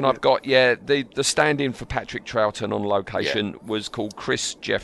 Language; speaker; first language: English; native; English